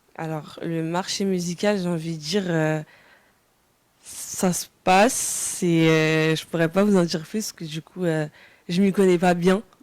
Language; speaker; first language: French; early bilingual, other home language; Wolof